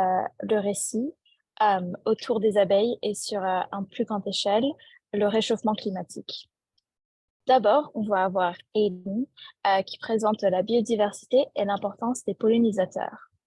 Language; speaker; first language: French; non-native, fluent; English